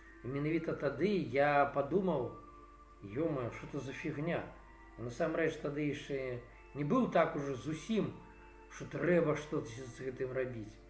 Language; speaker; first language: Belarusian; non-native, local second language; Russian